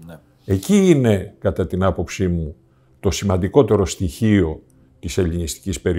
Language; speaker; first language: Greek; native; Greek